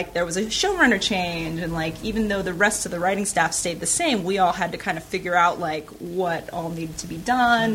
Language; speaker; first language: English; native; English